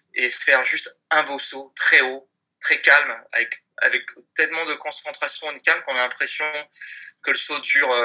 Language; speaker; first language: French; native; French